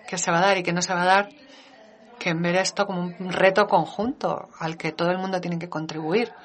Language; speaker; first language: Spanish; non-native, fluent; Danish